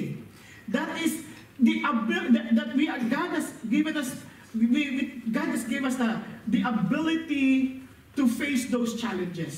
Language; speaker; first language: English; non-native, local second language; Filipino